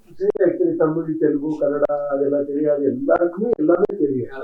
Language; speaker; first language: Tamil; non-native, learner; Kannada